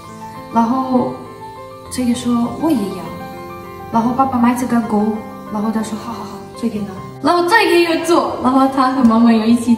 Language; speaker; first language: Chinese; non-native, learner; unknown